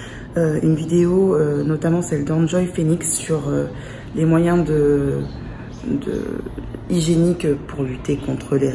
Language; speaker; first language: French; native; French